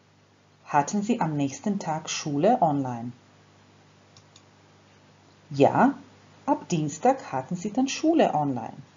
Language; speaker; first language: German; non-native, fluent; Croatian